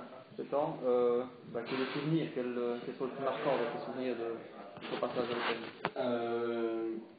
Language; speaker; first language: French; native; French